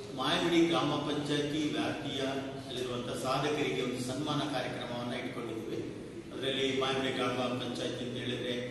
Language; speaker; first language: Kannada; non-native, local second language; Kodava